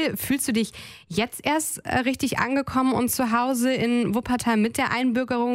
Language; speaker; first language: German; native; German